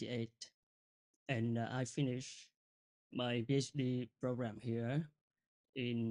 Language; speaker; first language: English; non-native, fluent; Vietnamese